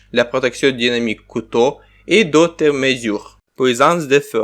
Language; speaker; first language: French; non-native, learner; Ukrainian